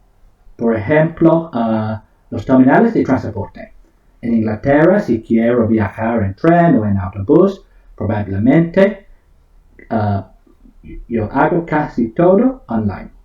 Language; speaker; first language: Spanish; non-native, fluent; English